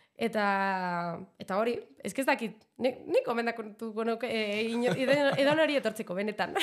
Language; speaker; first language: Basque; non-native, local second language; Spanish